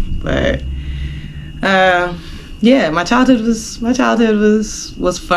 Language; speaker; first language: English; native; English